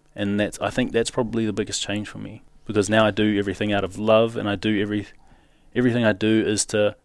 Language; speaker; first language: English; native; English